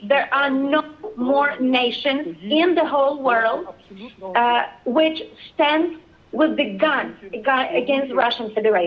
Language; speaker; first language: English; non-native, fluent; Ukrainian